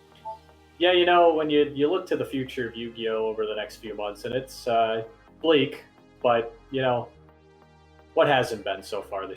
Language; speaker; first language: English; native; English